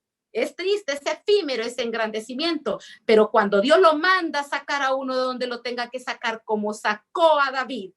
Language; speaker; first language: Spanish; native; Spanish